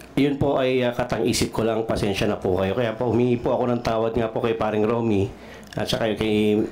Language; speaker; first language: Filipino; non-native, local second language; Cebuano